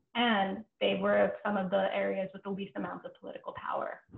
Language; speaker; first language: English; native; English